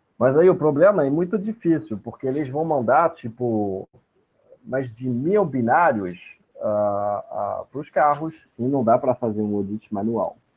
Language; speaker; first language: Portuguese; non-native, fluent; French